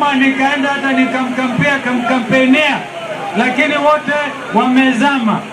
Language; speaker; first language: Swahili; non-native, local second language; Kamba